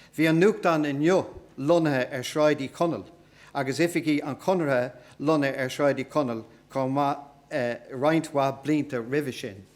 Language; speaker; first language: Irish; non-native, local second language; English